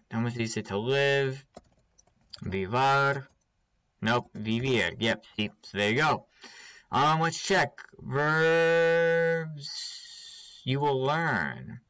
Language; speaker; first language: English; native; English